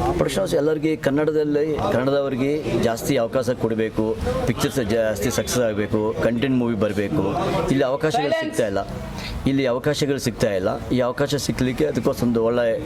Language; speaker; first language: Kannada; native; Kannada